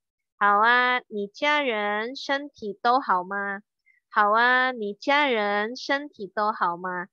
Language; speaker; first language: Chinese; non-native, fluent; Indonesian